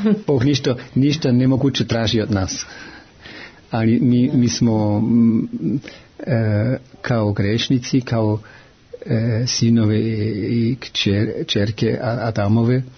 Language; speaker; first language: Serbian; non-native, fluent; German